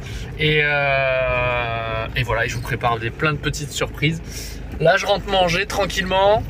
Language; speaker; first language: French; native; French